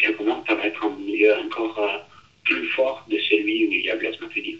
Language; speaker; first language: French; non-native, fluent; Italian